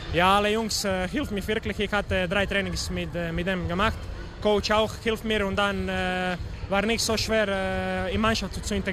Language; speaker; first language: German; non-native, learner; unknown